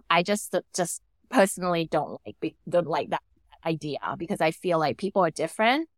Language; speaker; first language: English; non-native, fluent; Thai